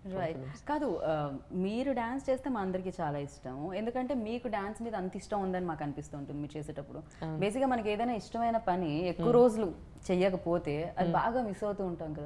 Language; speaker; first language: Telugu; native; Telugu